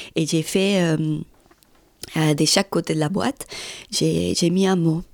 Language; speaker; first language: French; non-native, fluent; Spanish